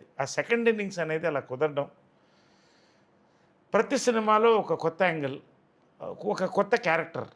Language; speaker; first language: Telugu; native; Telugu